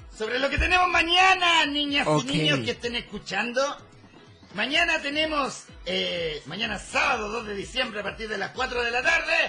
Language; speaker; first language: Spanish; native; Spanish